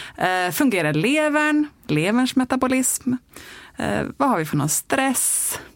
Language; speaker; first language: Swedish; native; Swedish